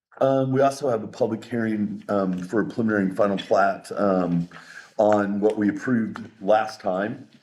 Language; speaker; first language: English; native; English